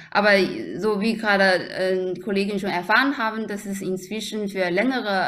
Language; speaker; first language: German; non-native, fluent; Chinese